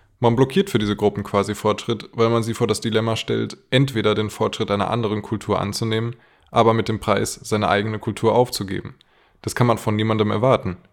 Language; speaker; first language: German; native; German